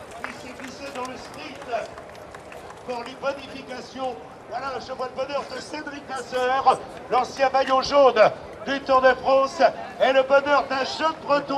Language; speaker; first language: French; native; French